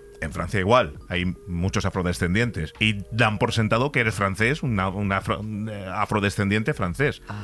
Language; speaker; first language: Spanish; early bilingual, other home language; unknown